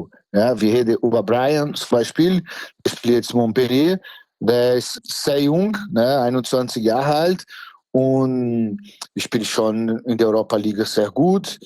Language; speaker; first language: German; non-native, fluent; Portuguese